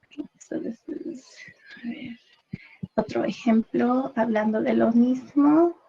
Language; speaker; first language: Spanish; early bilingual, heritage; English